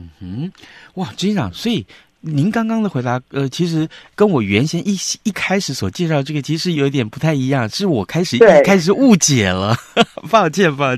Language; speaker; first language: Chinese; native; Chinese